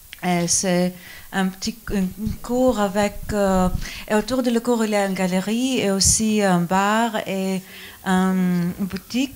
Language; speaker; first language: French; non-native, learner; Greek